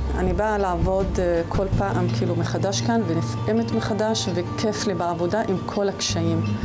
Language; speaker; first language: Hebrew; non-native, local second language; Arabic